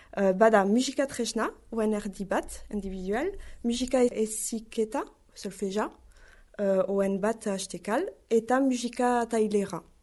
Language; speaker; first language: Basque; native; Basque